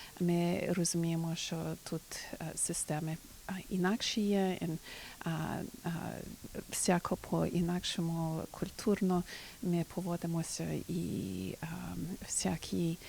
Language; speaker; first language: Ukrainian; early bilingual, heritage; Ukrainian